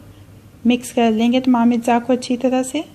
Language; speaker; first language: Urdu; native; Urdu